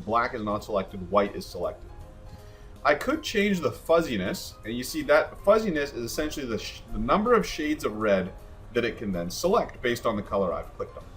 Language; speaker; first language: English; native; English